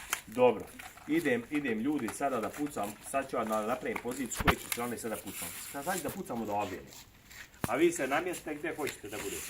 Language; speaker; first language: Bosnian; native; Bosnian